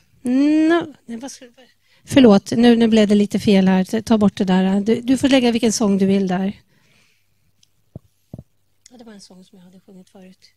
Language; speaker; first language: Swedish; native; Swedish